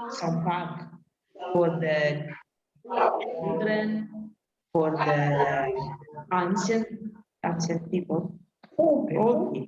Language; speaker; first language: English; non-native, learner; Italian